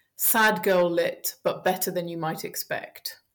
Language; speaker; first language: English; early bilingual, heritage; French